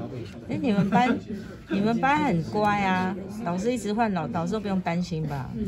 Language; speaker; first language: Chinese; native; Chinese